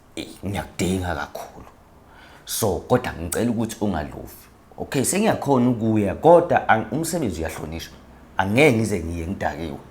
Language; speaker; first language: Zulu; native; Zulu